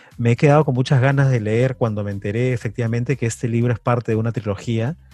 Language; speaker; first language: Spanish; native; Spanish